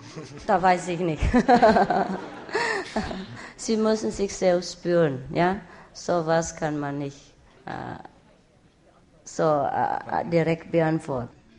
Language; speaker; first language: German; non-native, learner; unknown